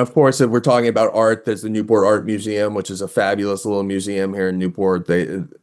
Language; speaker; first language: English; native; English